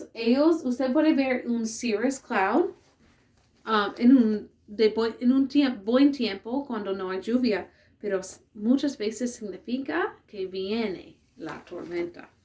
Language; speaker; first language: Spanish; non-native, learner; English